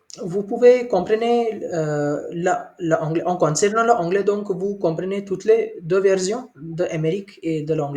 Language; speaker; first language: French; non-native, learner; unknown